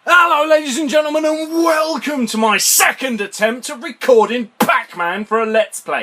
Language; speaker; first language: English; native; English